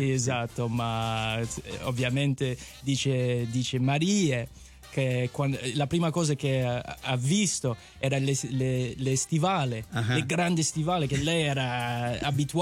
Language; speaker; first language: Italian; native; Italian